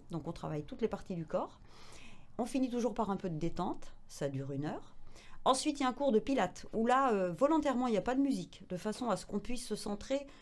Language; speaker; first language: French; native; French